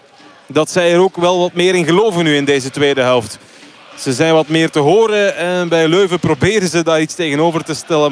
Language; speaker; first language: Dutch; native; Dutch